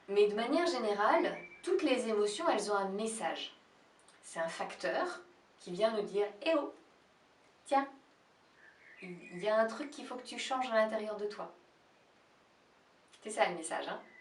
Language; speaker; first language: French; native; French